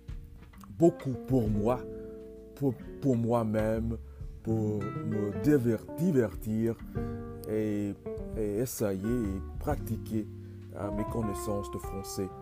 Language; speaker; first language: French; non-native, learner; English